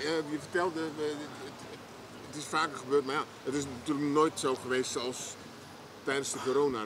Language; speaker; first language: Dutch; native; Dutch